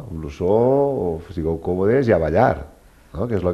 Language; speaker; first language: Catalan; native; Catalan